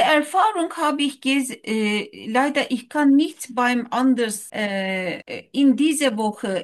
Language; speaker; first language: German; non-native, learner; Turkish